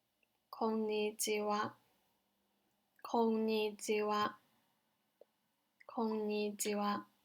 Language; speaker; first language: Japanese; non-native, fluent; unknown